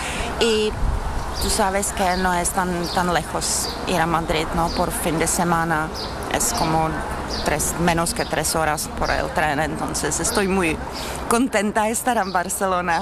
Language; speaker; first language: Spanish; non-native, learner; Czech